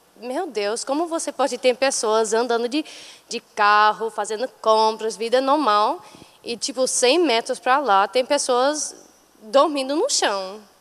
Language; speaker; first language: Portuguese; non-native, fluent; English